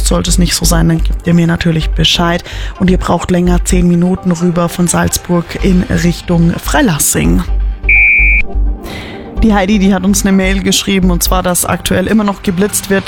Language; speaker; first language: German; native; German